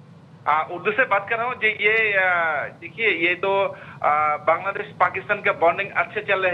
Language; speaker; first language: Hindi; non-native, fluent; Bangla